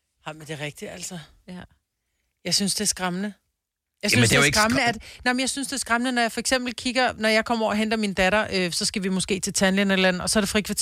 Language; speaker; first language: Danish; native; Danish